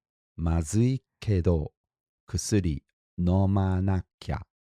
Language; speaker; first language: Japanese; non-native, fluent; English